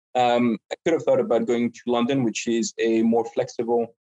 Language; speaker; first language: English; non-native, fluent; French